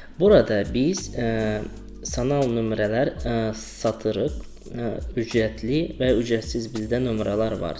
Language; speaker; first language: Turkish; non-native, learner; Azerbaijani